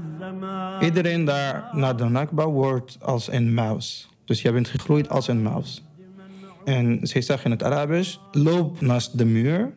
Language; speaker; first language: Dutch; non-native, learner; Arabic